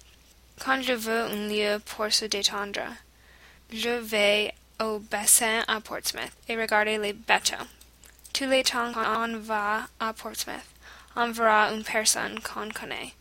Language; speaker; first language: French; non-native, learner; English